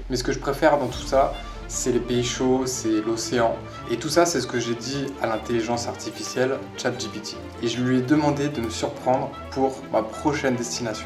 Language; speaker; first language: French; native; French